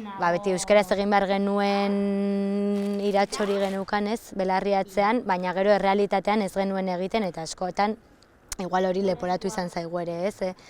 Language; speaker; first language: Basque; native; Basque